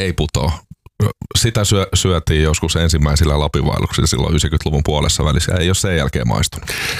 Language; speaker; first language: Finnish; native; Finnish